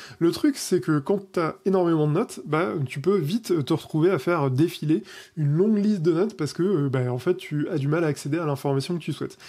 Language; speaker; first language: French; native; French